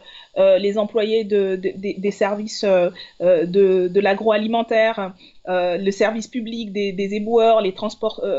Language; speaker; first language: French; native; French